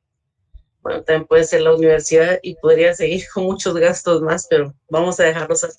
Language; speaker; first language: Spanish; native; Spanish